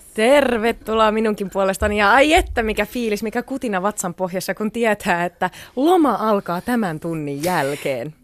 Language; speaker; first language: Finnish; early bilingual, other home language; Sinhala